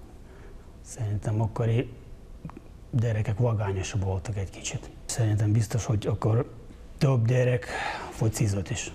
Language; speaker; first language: Hungarian; non-native, fluent; Ukrainian